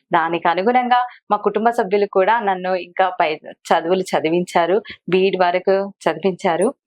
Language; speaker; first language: Telugu; non-native, local second language; Kannada